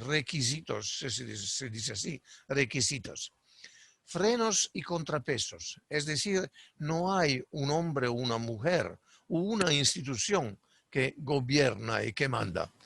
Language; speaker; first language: Spanish; non-native, fluent; Italian